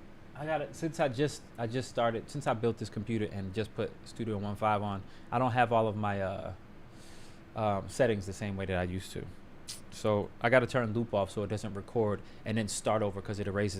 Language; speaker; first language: English; native; English